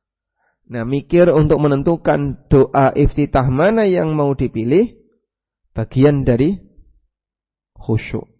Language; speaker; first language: Indonesian; native; Indonesian